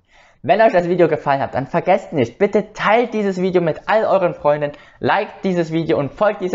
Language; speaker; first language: German; early bilingual, other home language; Vietnamese